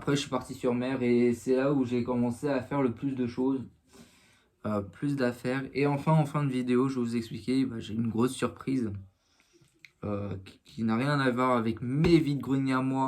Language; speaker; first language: French; native; French